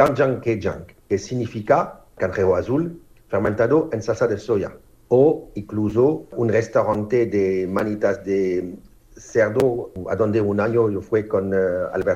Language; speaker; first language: Spanish; non-native, fluent; French